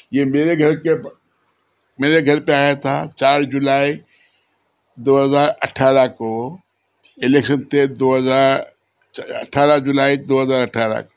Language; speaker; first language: Urdu; non-native, local second language; Memoni